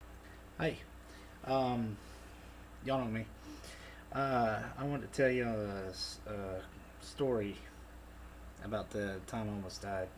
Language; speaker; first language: English; native; English